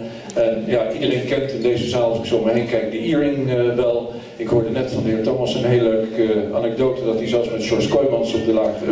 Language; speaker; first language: Dutch; native; Dutch